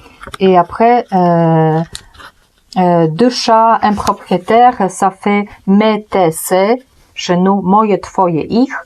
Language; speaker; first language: French; non-native, fluent; Polish